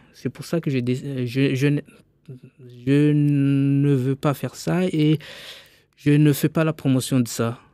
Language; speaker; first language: French; non-native, local second language; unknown